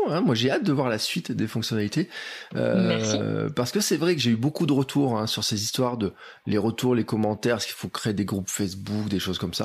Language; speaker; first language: French; native; French